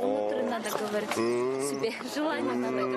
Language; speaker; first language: Russian; non-native, local second language; Kyrgyz